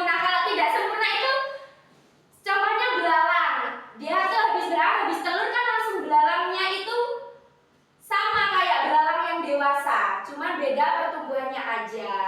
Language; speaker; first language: Indonesian; native; Indonesian